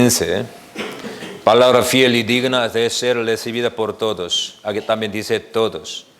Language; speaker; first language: Spanish; non-native, learner; Korean